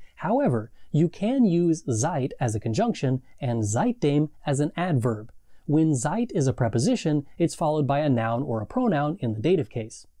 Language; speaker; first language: English; native; English